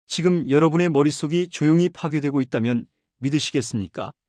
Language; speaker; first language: Korean; native; Korean